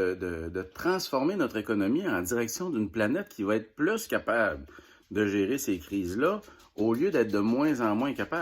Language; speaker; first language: French; native; French